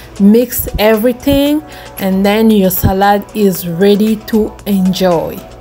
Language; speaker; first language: English; non-native, fluent; Lingala